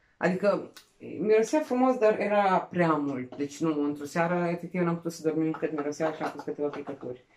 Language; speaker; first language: Romanian; non-native, local second language; Serbian